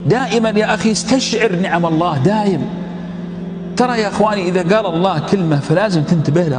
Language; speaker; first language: Arabic; native; Arabic